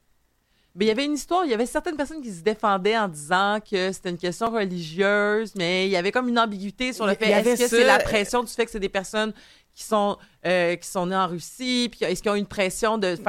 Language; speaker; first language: French; native; French